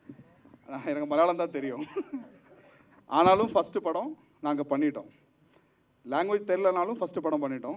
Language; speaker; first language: Tamil; non-native, learner; Malayalam